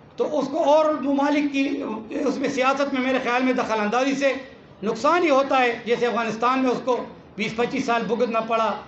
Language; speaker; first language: Urdu; non-native, local second language; Pashto